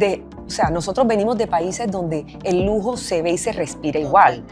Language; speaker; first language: Spanish; native; Spanish